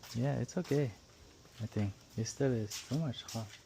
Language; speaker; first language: English; non-native, learner; Uzbek